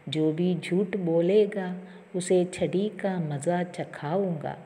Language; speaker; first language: Hindi; non-native, local second language; Malayalam